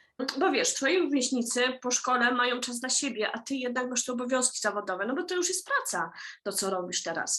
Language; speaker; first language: Polish; native; Polish